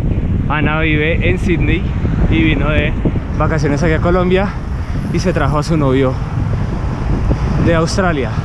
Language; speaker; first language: Spanish; native; Spanish